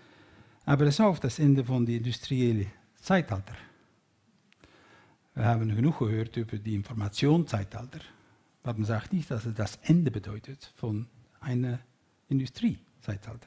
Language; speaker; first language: German; non-native, learner; Dutch